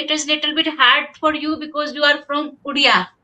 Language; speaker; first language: English; non-native, local second language; Hindi